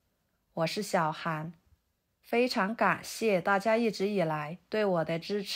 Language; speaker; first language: Chinese; native; Chinese